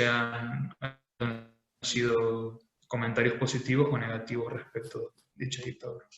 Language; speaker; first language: Spanish; native; Spanish